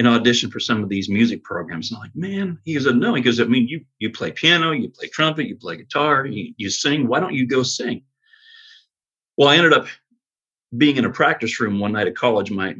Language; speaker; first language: English; native; English